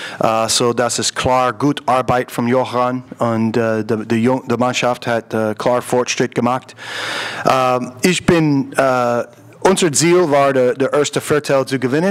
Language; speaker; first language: German; non-native, learner; English